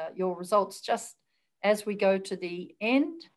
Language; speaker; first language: English; native; English